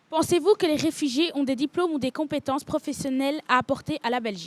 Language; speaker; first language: French; early bilingual, other home language; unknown